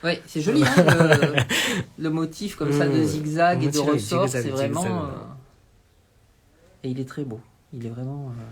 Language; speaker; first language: French; native; French